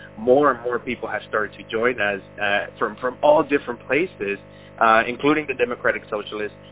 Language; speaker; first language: English; early bilingual, other home language; Spanish